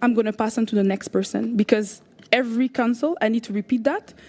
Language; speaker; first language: English; non-native, local second language; French